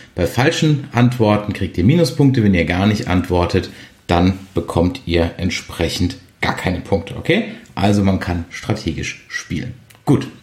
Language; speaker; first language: German; native; German